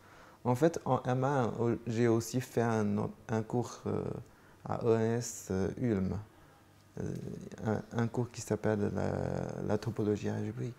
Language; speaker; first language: French; non-native, fluent; Chinese